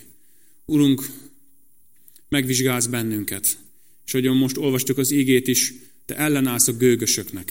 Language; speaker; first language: Hungarian; native; Hungarian